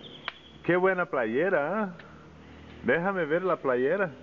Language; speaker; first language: Spanish; native; Spanish